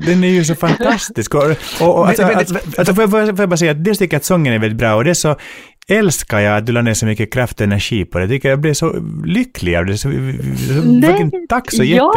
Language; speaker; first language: Swedish; native; Swedish